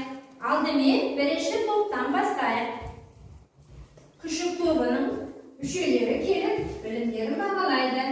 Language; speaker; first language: Kazakh; native; Kazakh